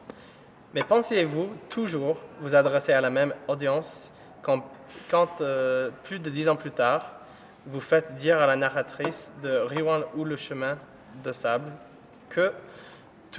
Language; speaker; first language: French; non-native, fluent; English